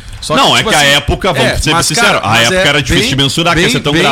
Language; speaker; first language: Portuguese; native; Portuguese